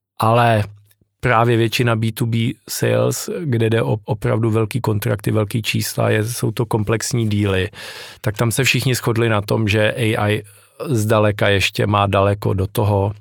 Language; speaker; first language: Czech; native; Czech